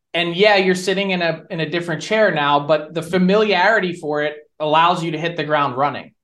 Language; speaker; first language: English; native; English